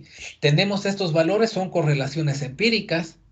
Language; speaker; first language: Spanish; native; Spanish